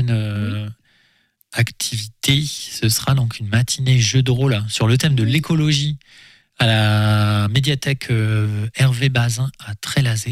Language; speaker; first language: French; native; French